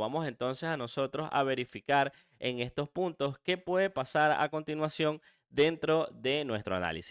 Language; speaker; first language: Spanish; native; Spanish